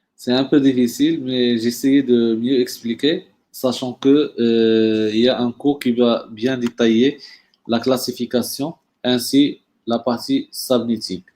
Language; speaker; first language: French; non-native, local second language; Arabic